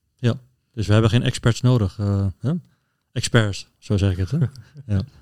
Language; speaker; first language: Dutch; native; Dutch